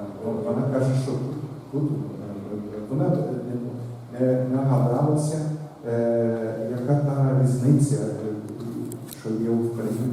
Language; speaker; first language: Ukrainian; non-native, learner; Portuguese